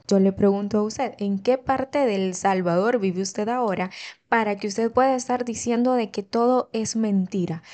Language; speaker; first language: Spanish; native; Spanish